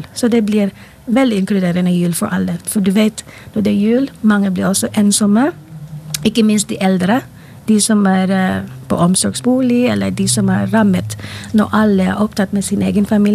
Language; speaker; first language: Norwegian; non-native, fluent; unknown